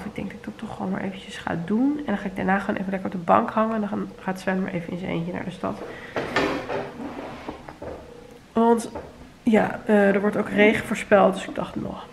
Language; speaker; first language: Dutch; native; Dutch